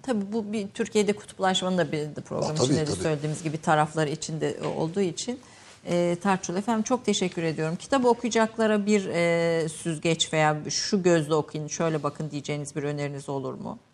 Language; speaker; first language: Turkish; native; Turkish